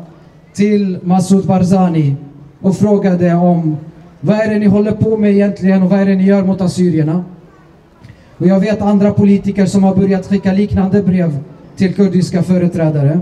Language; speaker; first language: Swedish; early bilingual, other home language; Assyrian Neo-Aramaic